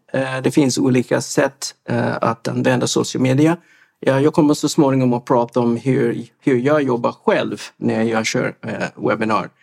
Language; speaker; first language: Swedish; non-native, fluent; English